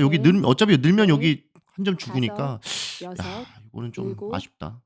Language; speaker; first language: Korean; native; Korean